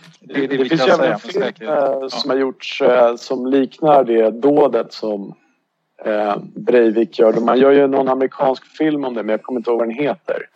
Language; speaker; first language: Swedish; native; Swedish